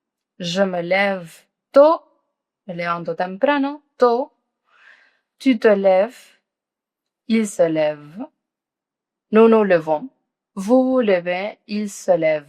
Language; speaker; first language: French; non-native, fluent; Spanish